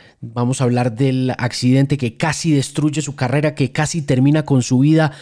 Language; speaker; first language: Spanish; early bilingual, heritage; Spanish